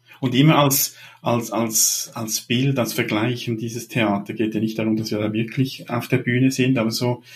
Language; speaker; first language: German; native; German